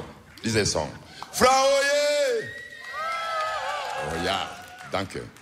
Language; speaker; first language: English; non-native, learner; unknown